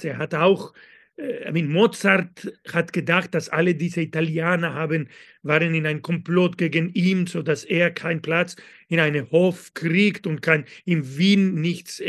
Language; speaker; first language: German; non-native, fluent; Spanish